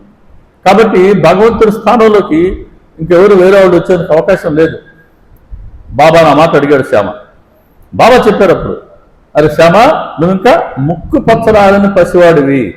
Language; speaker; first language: Telugu; native; Telugu